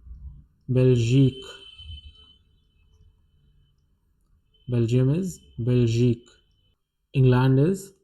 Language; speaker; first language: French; non-native, fluent; Hindi